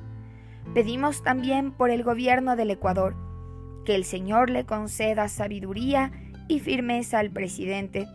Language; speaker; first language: Spanish; native; Spanish